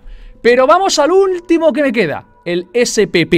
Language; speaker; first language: Spanish; native; Spanish